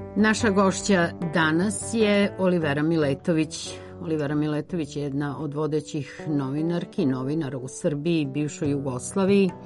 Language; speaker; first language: Serbian; native; Serbian